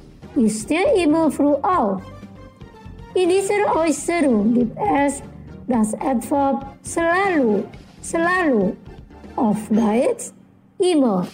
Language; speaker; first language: German; non-native, fluent; Indonesian